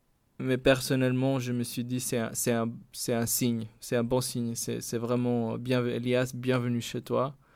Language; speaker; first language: French; non-native, fluent; Spanish